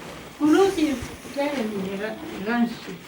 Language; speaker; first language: Russian; non-native, local second language; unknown